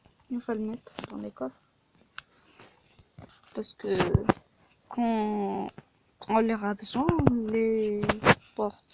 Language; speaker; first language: French; non-native, learner; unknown